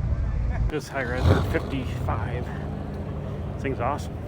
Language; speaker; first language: English; native; English